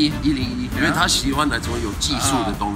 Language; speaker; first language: Chinese; non-native, fluent; German